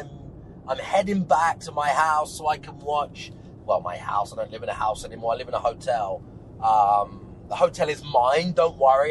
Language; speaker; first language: English; native; English